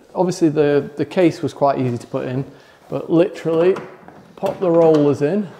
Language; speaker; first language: English; native; English